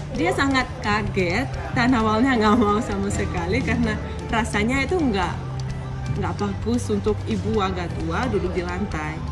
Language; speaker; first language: Indonesian; non-native, fluent; Russian